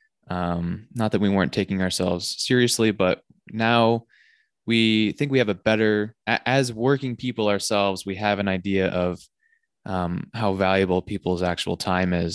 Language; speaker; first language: English; native; English